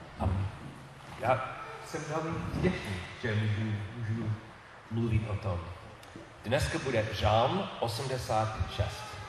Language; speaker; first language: Czech; non-native, learner; English